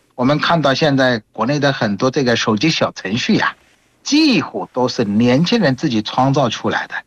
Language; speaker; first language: Chinese; non-native, fluent; Bangla